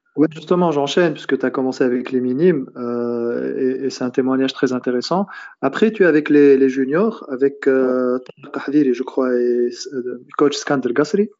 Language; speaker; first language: French; native; French